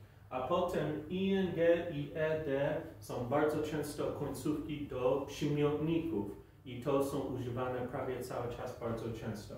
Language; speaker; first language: Polish; non-native, fluent; English